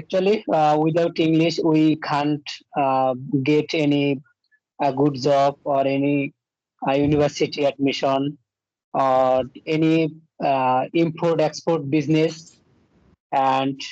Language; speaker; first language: English; non-native, learner; Bangla